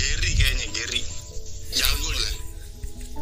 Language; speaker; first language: Indonesian; native; Indonesian